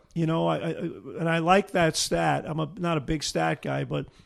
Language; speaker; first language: English; native; English